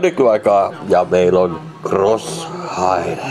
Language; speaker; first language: Finnish; native; Finnish